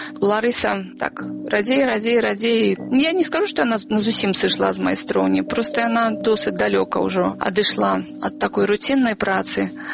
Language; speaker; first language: Belarusian; non-native, local second language; Russian